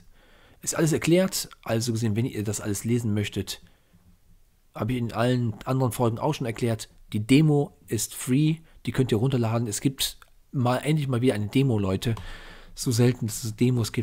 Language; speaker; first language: German; native; German